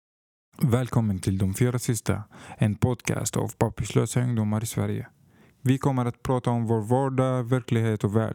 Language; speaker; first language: Swedish; non-native, fluent; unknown